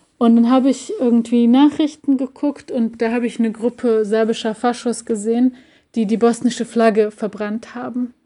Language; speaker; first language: German; early bilingual, other home language; Bosnian